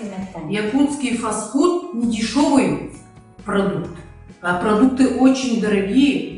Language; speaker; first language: Russian; non-native, local second language; Yakut